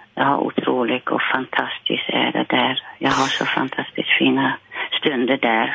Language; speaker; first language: Swedish; non-native, fluent; Dutch